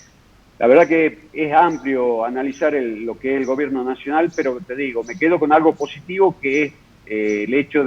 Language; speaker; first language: Spanish; native; Spanish